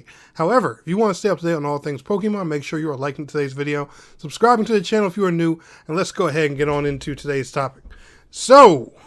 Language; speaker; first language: English; native; English